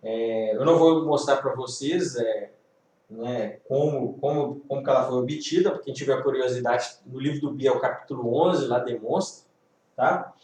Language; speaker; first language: Portuguese; native; Portuguese